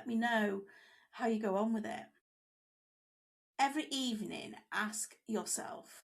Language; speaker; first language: English; native; English